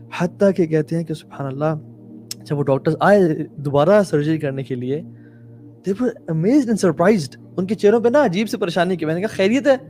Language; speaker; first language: Urdu; native; Urdu